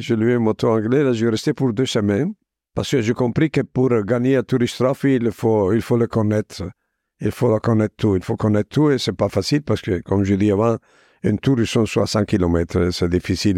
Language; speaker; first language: French; non-native, fluent; Italian